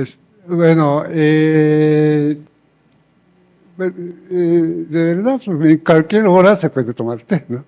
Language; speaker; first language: Spanish; non-native, fluent; Japanese